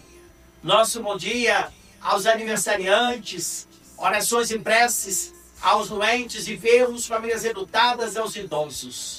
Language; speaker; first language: Portuguese; native; Portuguese